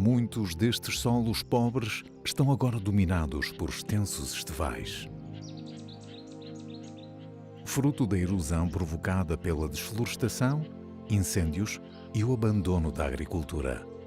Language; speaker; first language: Portuguese; native; Portuguese